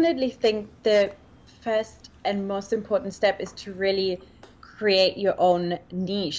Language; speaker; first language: English; native; English